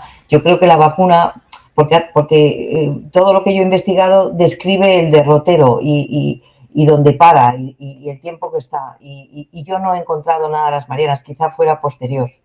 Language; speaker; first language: Spanish; native; Spanish